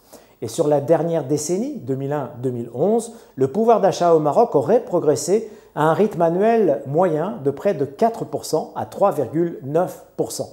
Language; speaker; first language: French; non-native, local second language; Arabic